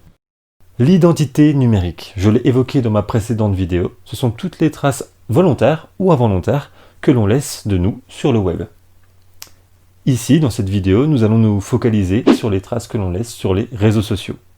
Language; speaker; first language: French; native; French